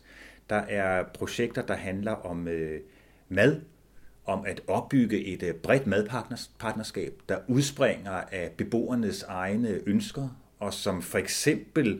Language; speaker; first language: Danish; native; Danish